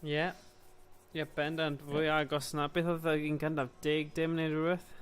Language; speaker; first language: Welsh; non-native, local second language; English